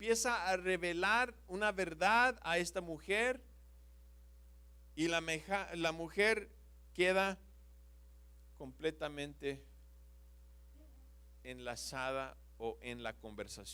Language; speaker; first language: Spanish; non-native, fluent; English